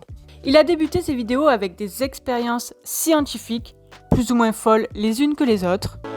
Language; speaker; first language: French; native; French